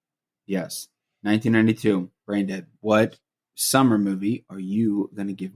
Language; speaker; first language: English; native; English